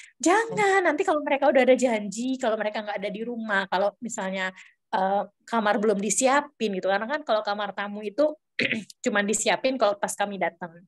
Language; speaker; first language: Indonesian; native; Indonesian